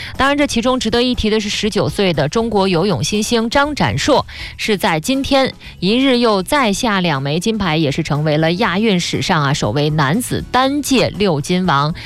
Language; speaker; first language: Chinese; native; Chinese